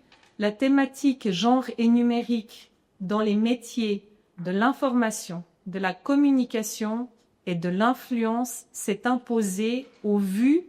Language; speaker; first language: French; native; French